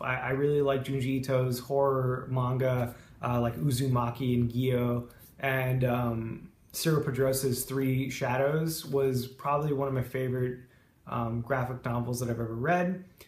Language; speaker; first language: English; native; English